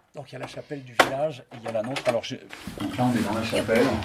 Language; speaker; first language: French; native; French